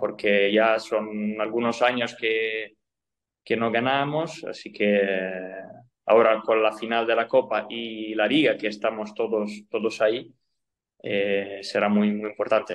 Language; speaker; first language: Spanish; non-native, fluent; Italian